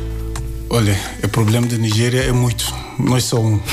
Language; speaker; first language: Portuguese; non-native, learner; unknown